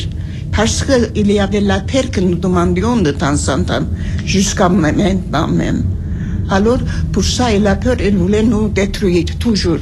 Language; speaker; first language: French; non-native, learner; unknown